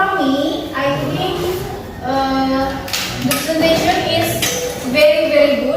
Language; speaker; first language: English; non-native, fluent; Indonesian